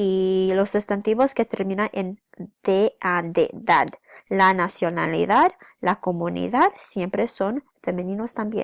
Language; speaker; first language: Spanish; non-native, fluent; English